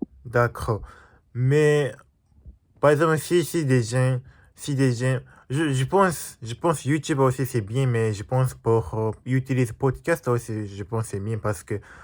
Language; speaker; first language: French; non-native, learner; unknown